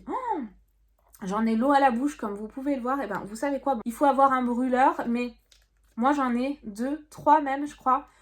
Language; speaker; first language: French; native; French